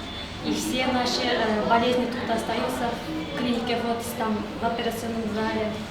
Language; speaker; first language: Russian; non-native, local second language; Kyrgyz